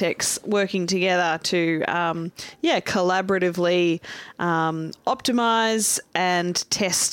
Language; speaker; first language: English; native; English